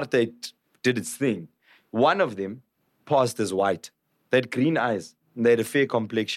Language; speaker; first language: English; non-native, local second language; Zulu